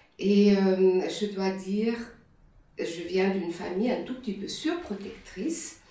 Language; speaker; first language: French; non-native, fluent; German